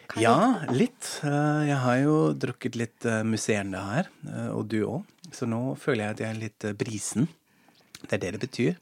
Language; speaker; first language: Norwegian; non-native, fluent; German